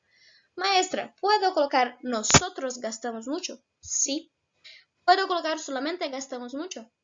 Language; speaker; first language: Spanish; non-native, fluent; Portuguese